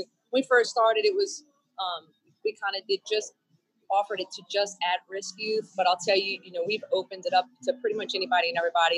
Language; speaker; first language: English; native; English